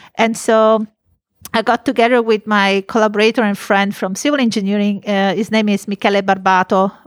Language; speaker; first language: English; non-native, fluent; Italian